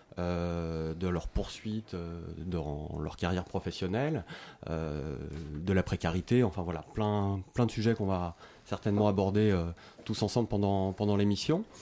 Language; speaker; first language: French; native; French